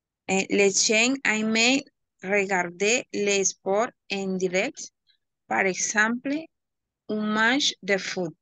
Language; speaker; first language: French; non-native, learner; Spanish